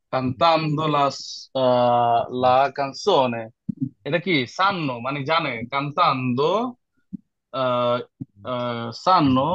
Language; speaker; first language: Italian; non-native, fluent; Bangla